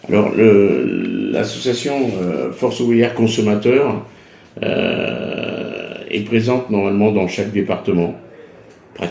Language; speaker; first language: French; native; French